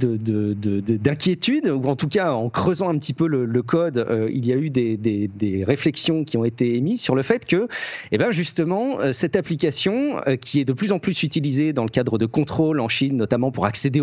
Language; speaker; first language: French; native; French